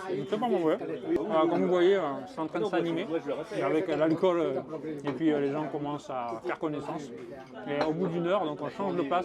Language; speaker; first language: French; native; French